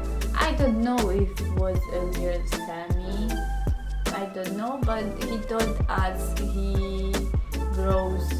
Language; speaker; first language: English; non-native, learner; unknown